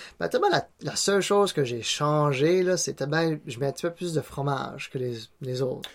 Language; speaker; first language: French; non-native, local second language; Cantonese